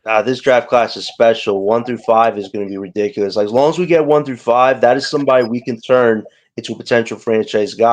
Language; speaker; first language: English; native; English